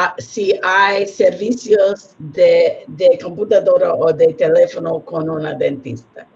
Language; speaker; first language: Spanish; non-native, learner; English